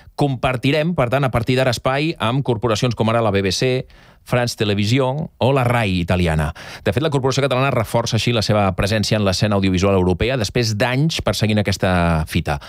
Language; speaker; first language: Catalan; native; Catalan